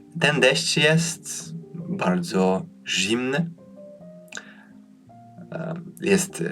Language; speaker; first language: Polish; early bilingual, heritage; Polish